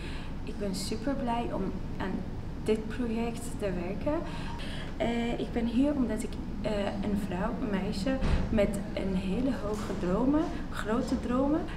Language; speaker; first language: Dutch; non-native, learner; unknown